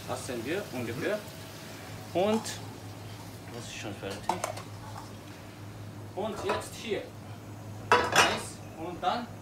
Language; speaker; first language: German; non-native, learner; Korean